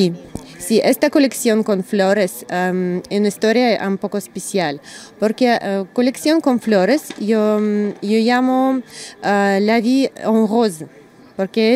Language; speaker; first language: Spanish; non-native, learner; Russian